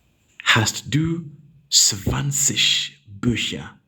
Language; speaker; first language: German; non-native, learner; English